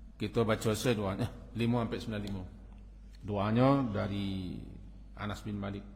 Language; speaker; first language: Malay; non-native, local second language; Minangkabau